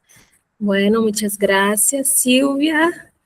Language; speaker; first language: Spanish; non-native, fluent; Portuguese